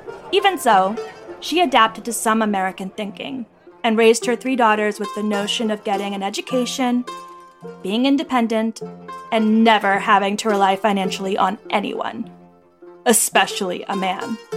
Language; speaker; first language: English; early bilingual, other home language; Greek